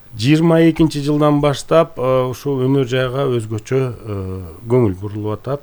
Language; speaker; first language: Kyrgyz; native; Kyrgyz